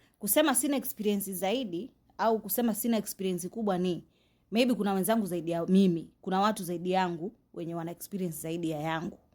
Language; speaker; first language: Swahili; native; Swahili